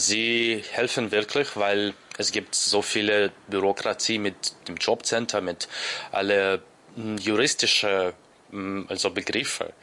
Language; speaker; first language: German; non-native, learner; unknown